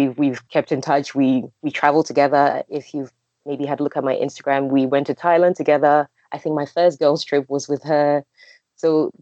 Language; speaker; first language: English; non-native, local second language; Akan